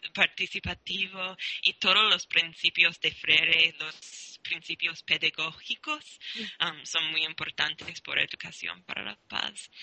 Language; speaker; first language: Spanish; non-native, learner; English